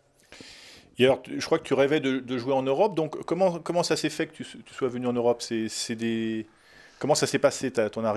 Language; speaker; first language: French; native; French